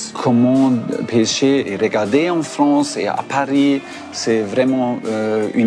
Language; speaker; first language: French; non-native, fluent; German